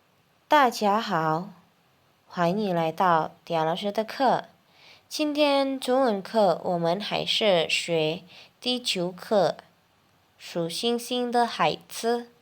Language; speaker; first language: Chinese; non-native, fluent; Indonesian